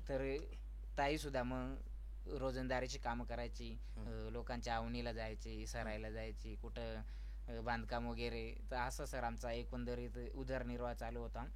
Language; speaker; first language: Marathi; non-native, local second language; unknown